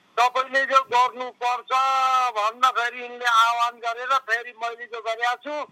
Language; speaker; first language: Nepali; native; Nepali